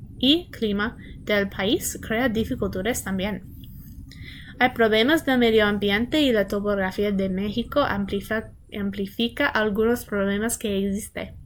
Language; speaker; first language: Spanish; non-native, learner; English